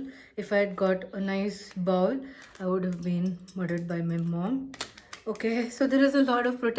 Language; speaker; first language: English; non-native, local second language; Hindi